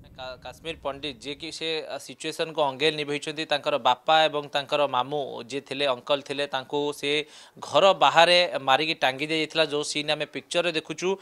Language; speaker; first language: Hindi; non-native, local second language; Odia